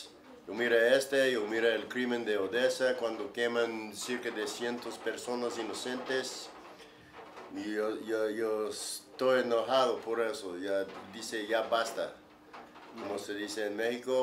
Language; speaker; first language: Spanish; non-native, learner; English